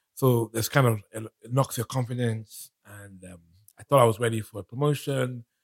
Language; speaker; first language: English; non-native, local second language; Yoruba